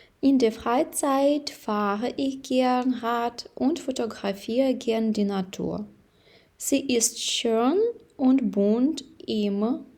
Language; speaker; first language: German; non-native, fluent; Ukrainian